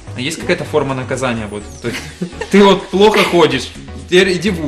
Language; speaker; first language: Russian; native; Russian